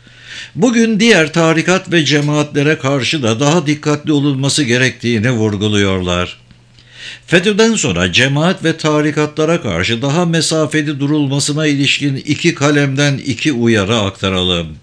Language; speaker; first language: Turkish; native; Turkish